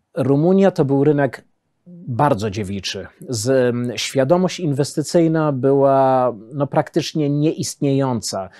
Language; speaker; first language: Polish; early bilingual, heritage; Polish